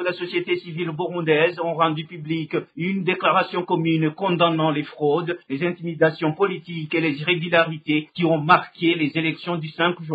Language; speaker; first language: French; non-native, local second language; Rundi